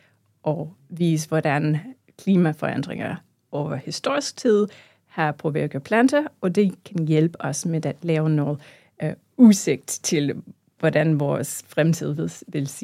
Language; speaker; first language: Danish; non-native, fluent; English